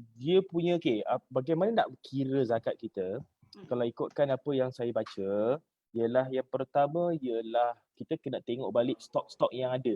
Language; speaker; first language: Malay; native; Malay